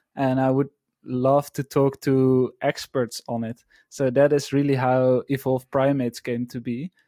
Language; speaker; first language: English; non-native, fluent; Dutch